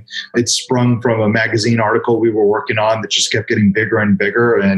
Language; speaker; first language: English; native; English